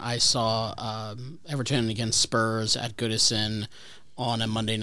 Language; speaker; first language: English; native; English